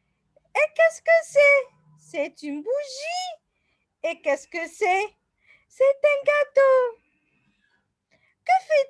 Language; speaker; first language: French; non-native, fluent; Arabic